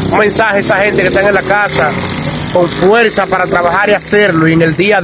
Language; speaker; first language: Spanish; native; Spanish